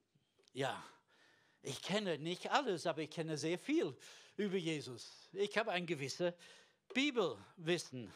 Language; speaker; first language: German; non-native, fluent; English